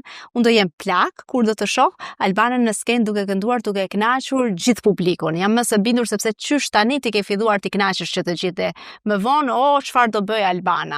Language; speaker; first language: Albanian; native; Albanian